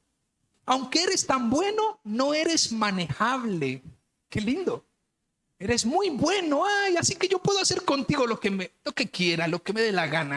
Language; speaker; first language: Spanish; native; Spanish